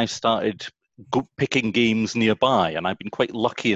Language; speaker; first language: English; native; English